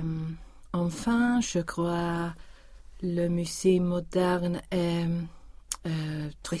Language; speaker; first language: French; non-native, learner; Swedish